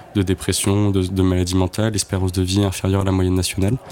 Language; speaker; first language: French; native; French